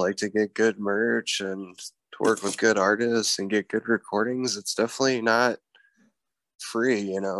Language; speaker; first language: English; native; English